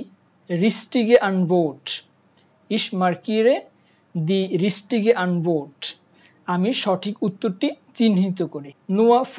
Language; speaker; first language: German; non-native, learner; Bangla